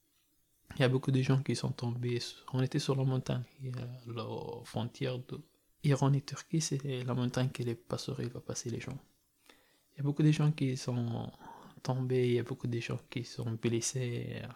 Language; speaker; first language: French; non-native, learner; Persian